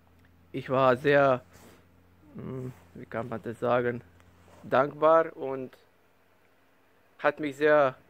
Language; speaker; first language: German; non-native, learner; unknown